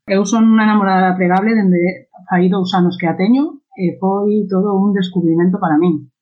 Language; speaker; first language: Galician; non-native, local second language; Spanish